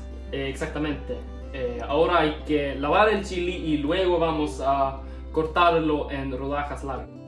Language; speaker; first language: Spanish; non-native, learner; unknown